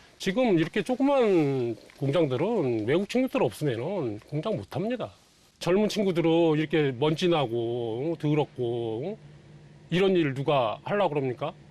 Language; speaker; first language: Korean; native; Korean